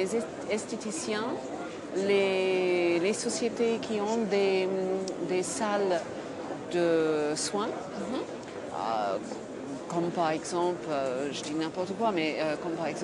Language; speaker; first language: French; non-native, fluent; English